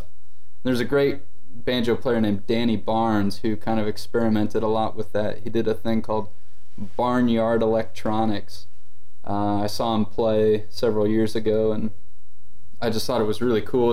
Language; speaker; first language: English; native; English